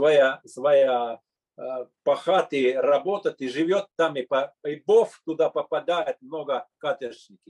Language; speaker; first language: Russian; non-native, fluent; Finnish